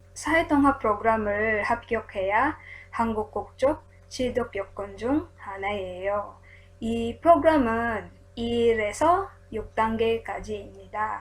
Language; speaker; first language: Korean; non-native, learner; Filipino